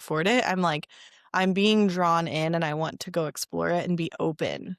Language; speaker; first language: English; native; English